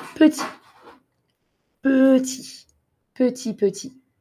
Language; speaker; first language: French; native; French